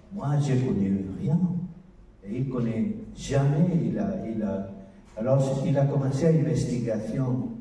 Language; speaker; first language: French; non-native, learner; Spanish